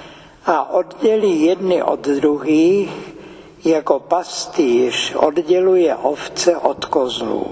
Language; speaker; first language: Czech; native; Czech